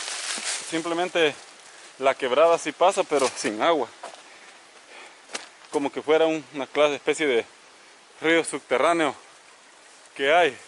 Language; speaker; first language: Spanish; native; Spanish